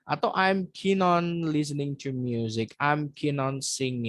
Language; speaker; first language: English; non-native, fluent; Indonesian